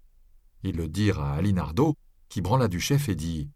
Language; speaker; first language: French; native; French